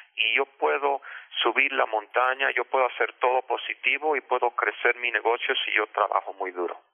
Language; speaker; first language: Spanish; early bilingual, heritage; Spanish